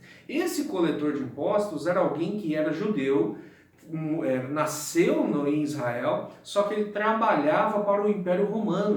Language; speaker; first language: Portuguese; native; Portuguese